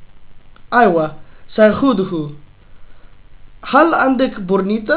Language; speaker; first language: Arabic; non-native, learner; English